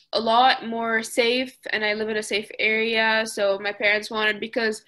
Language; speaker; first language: English; early bilingual, other home language; Arabic